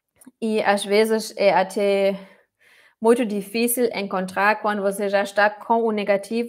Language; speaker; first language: Portuguese; non-native, fluent; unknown